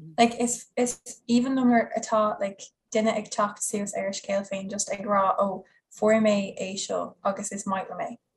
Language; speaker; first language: Irish; non-native, local second language; English